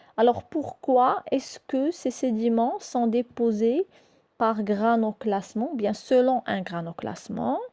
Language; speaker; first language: French; non-native, local second language; Arabic